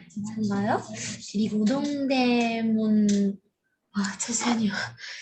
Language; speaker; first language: Korean; non-native, learner; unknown